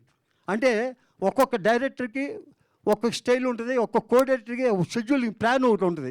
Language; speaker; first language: Telugu; native; Telugu